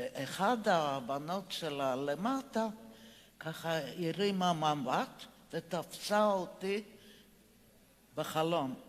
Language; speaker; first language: Hebrew; non-native, fluent; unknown